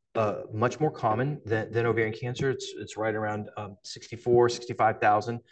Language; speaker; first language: English; native; English